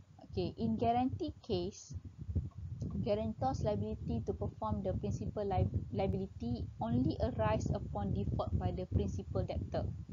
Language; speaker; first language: English; non-native, local second language; Malay